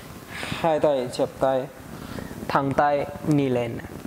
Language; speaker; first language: Vietnamese; non-native, learner; Hindi